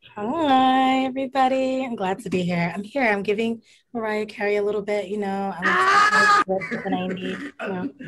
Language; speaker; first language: English; native; English